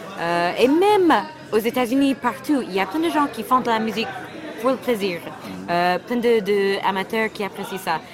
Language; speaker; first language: French; non-native, fluent; English